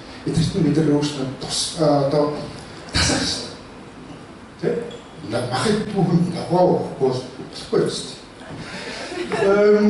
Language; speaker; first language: Mongolian; early bilingual, heritage; Mongolian